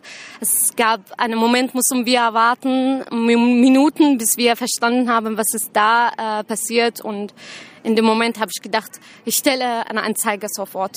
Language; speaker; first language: German; non-native, learner; Arabic